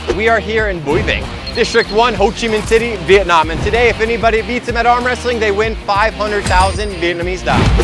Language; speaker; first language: English; native; English